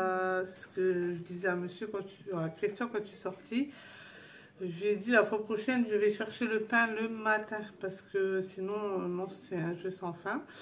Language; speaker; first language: French; native; French